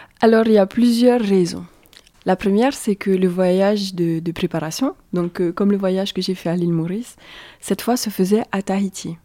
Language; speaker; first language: French; native; French